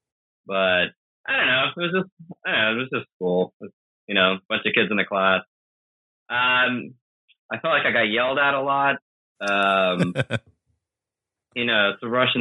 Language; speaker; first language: English; native; English